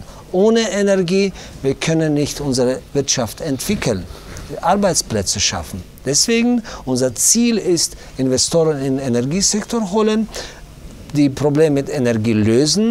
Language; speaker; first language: German; non-native, learner; Tajik